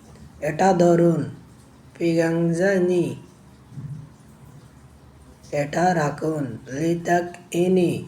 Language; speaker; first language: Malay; non-native, learner; Bangla